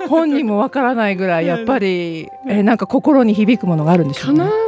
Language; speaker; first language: Japanese; native; Japanese